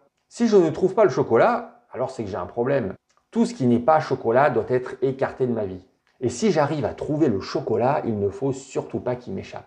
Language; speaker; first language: French; native; French